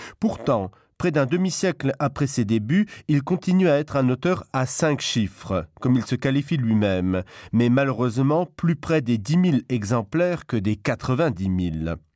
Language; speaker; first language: French; non-native, local second language; Luxembourgish